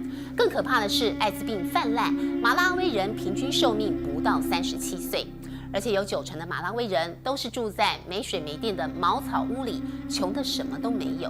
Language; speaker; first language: Chinese; native; Chinese